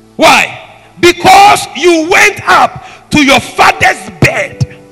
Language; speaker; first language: English; non-native, local second language; Ewe